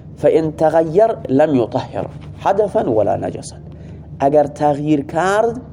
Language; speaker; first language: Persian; non-native, local second language; Baluchi